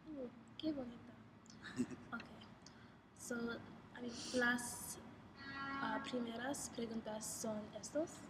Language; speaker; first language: Spanish; non-native, learner; English